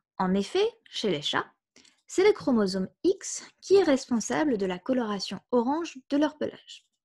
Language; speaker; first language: French; native; French